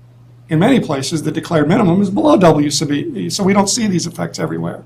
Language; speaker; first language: English; native; English